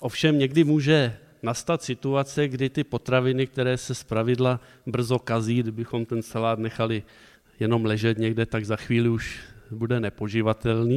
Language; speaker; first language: Czech; native; Czech